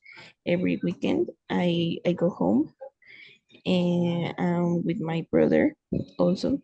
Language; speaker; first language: English; non-native, fluent; Spanish